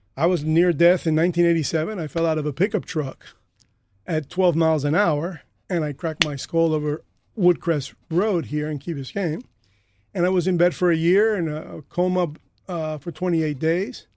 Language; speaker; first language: English; native; English